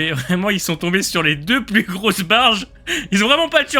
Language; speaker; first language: French; native; French